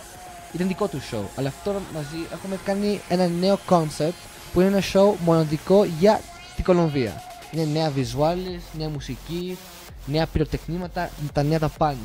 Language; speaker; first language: Greek; early bilingual, heritage; English